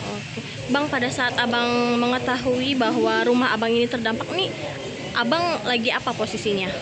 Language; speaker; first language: Indonesian; native; Indonesian